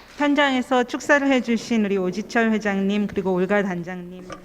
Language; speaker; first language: Korean; native; Korean